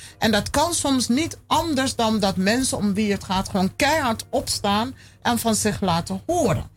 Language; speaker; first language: Dutch; early bilingual, other home language; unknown